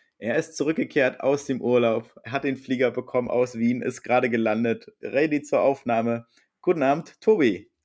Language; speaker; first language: German; native; German